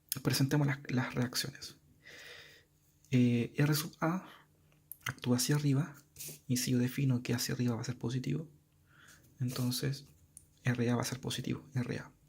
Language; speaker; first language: Spanish; native; Spanish